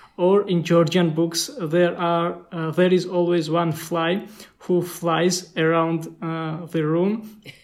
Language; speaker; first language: English; non-native, fluent; Georgian